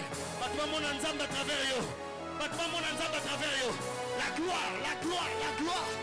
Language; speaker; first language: French; non-native, local second language; Lingala